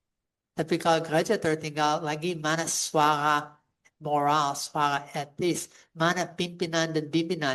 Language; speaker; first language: Indonesian; non-native, fluent; English